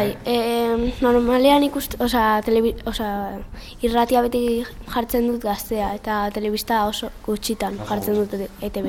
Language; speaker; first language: Basque; non-native, local second language; Spanish